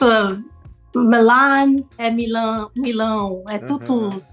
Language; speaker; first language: Portuguese; non-native, local second language; Spanish